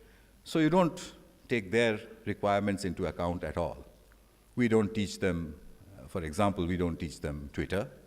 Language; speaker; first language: English; non-native, local second language; Bangla